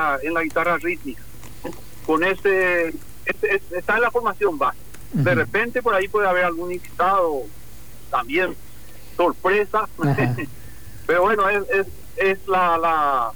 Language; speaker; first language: Spanish; native; Spanish